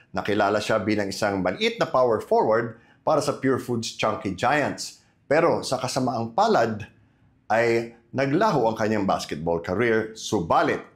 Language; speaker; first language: Filipino; native; Filipino